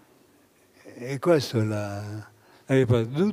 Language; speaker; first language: Italian; non-native, fluent; French